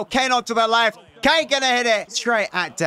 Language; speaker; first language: English; native; English